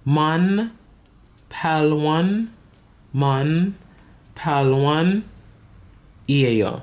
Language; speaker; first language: Korean; non-native, learner; English